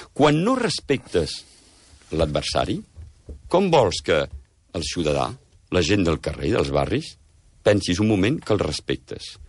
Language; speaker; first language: Catalan; early bilingual, heritage; Catalan